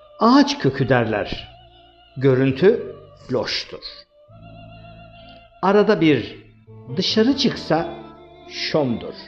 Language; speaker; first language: Turkish; native; Turkish